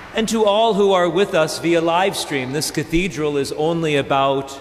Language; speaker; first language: English; native; English